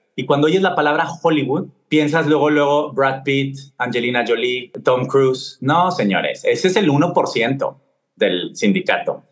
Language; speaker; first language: Spanish; native; Spanish